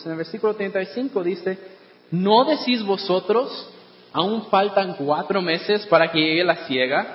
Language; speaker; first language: Spanish; non-native, fluent; English